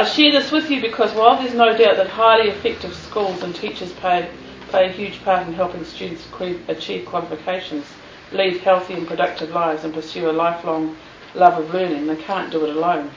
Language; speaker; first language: English; native; English